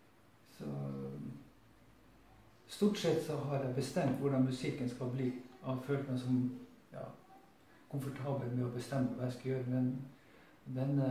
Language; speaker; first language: Norwegian; native; Norwegian